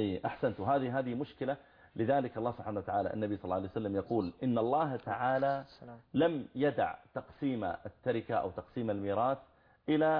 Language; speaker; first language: Arabic; native; Arabic